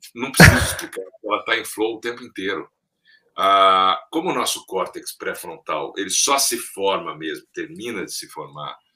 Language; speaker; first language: Portuguese; native; Portuguese